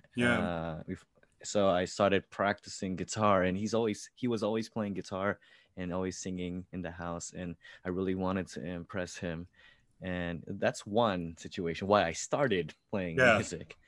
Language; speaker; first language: English; native; English